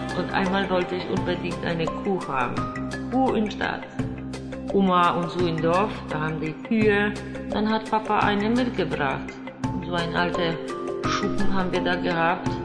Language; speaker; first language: German; non-native, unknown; Polish